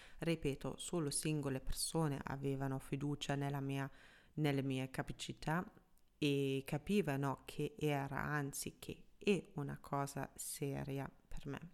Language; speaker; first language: Italian; non-native, fluent; German